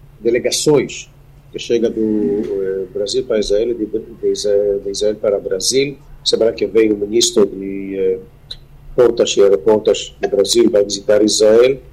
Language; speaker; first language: Portuguese; non-native, fluent; Hebrew